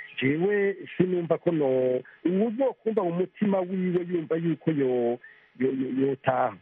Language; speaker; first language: Rundi; native; Rundi